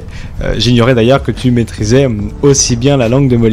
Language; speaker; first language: French; native; French